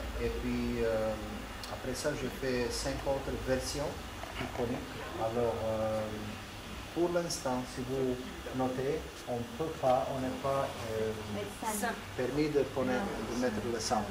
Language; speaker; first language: French; non-native, learner; Serbian